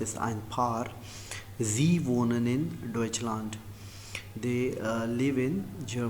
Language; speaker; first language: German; non-native, learner; Urdu